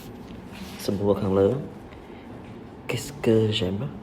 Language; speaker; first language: French; non-native, learner; Khmer